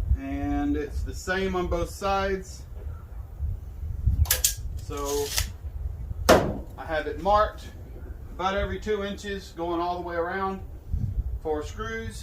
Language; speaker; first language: English; native; English